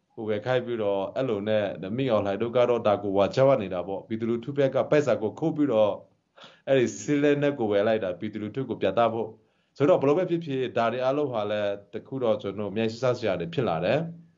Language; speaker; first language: Burmese; non-native, local second language; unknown